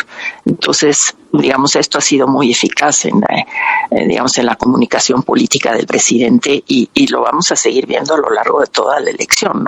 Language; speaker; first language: Spanish; native; Spanish